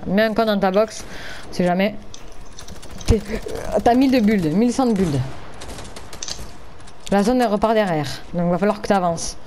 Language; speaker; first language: French; native; French